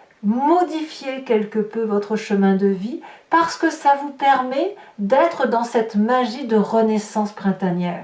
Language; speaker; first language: French; native; French